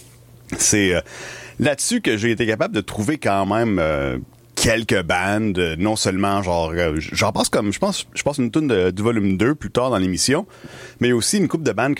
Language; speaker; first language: French; native; French